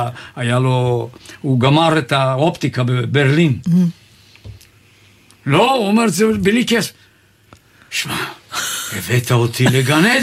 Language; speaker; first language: Hebrew; non-native, fluent; Bulgarian